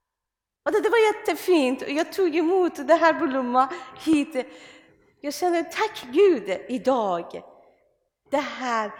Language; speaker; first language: Swedish; non-native, learner; Persian